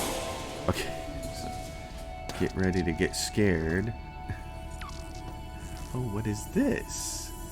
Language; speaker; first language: English; native; English